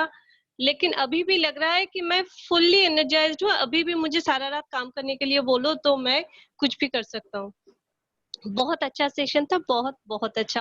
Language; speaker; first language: Hindi; non-native, local second language; Bangla